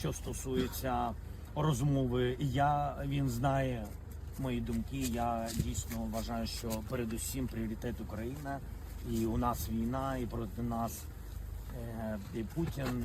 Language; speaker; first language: Ukrainian; non-native, local second language; Russian